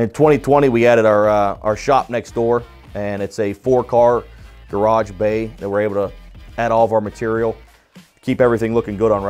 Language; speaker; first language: English; native; English